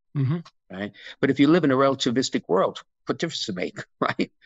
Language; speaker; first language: English; native; English